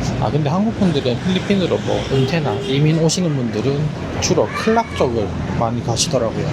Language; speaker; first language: Korean; native; Korean